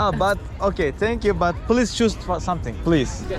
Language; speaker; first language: English; non-native, learner; Turkish